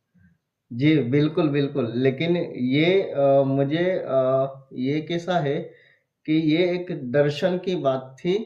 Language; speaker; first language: Hindi; native; Hindi